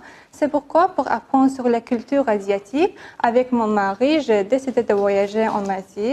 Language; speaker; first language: French; non-native, learner; Azerbaijani